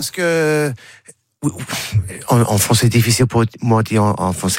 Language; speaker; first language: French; non-native, learner; English